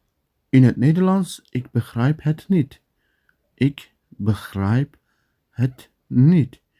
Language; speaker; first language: Dutch; non-native, learner; Turkish